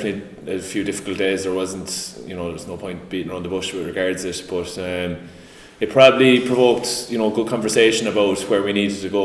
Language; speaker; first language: English; native; English